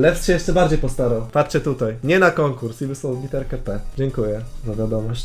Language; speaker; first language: Polish; native; Polish